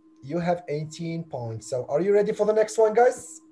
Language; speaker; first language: English; non-native, fluent; Arabic